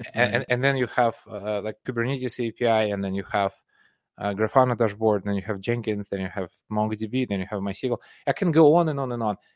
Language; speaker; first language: English; non-native, fluent; Russian